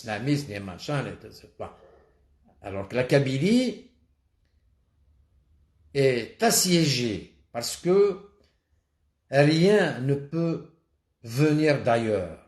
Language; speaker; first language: French; non-native, local second language; Kabyle